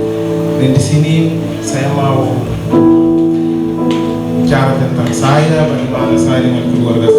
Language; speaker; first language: Indonesian; non-native, learner; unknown